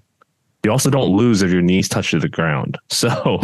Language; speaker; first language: English; non-native, local second language; Cantonese